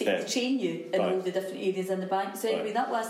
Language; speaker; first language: English; native; English